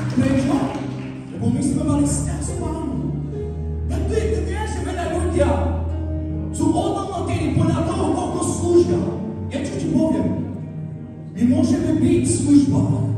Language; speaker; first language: Slovak; non-native, local second language; Romany